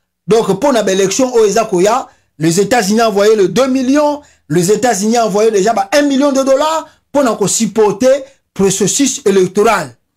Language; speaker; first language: French; non-native, local second language; Lingala